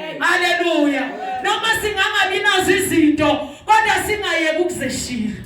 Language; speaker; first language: Zulu; non-native, local second language; Xhosa